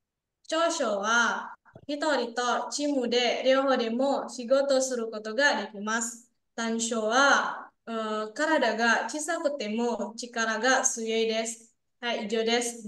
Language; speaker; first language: Japanese; non-native, learner; Indonesian